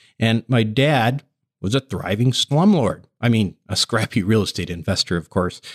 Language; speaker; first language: English; native; English